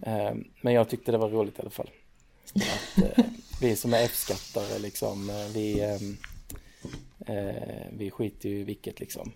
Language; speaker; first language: Swedish; native; Swedish